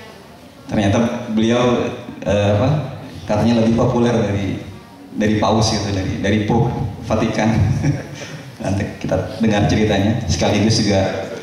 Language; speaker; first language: Indonesian; native; Indonesian